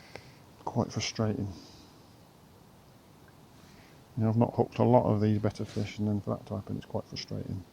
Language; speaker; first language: English; native; English